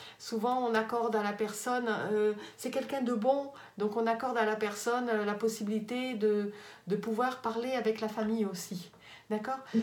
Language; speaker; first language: French; native; French